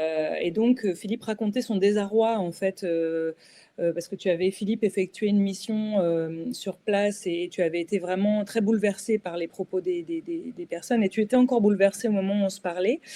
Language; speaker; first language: French; native; French